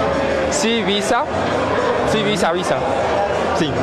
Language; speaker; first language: Spanish; non-native, learner; Japanese